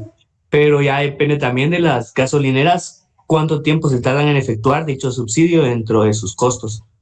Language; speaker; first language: Spanish; native; Spanish